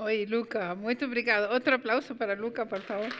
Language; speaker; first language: Portuguese; non-native, fluent; Spanish